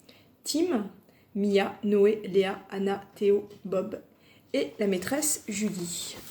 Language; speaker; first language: French; native; French